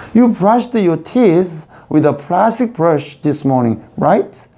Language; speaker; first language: English; non-native, fluent; Korean